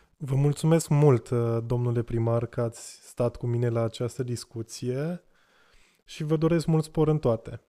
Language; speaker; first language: Romanian; native; Romanian